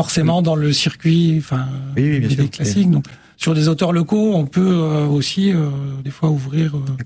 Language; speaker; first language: French; native; French